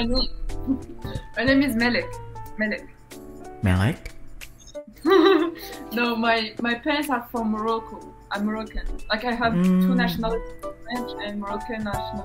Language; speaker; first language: English; non-native, fluent; French